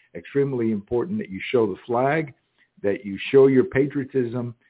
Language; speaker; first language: English; early bilingual, other home language; Spanish